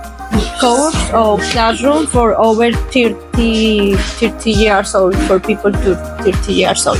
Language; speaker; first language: English; non-native, learner; Spanish